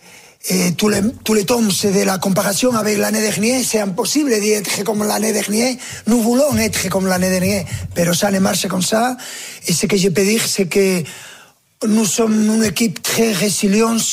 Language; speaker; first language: French; non-native, fluent; Spanish